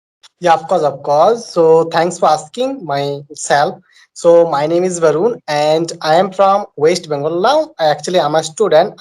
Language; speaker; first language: English; non-native, learner; Bangla